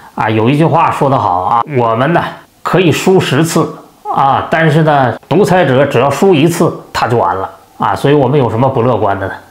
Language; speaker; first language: Chinese; native; Chinese